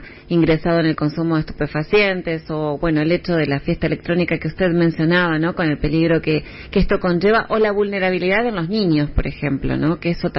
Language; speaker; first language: Spanish; native; Spanish